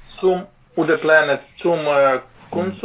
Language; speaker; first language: German; non-native, learner; Ukrainian